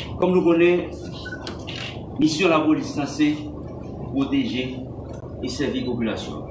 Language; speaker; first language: French; non-native, local second language; Haitian Creole